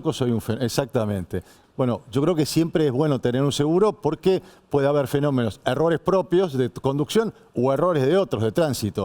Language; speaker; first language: Spanish; native; Spanish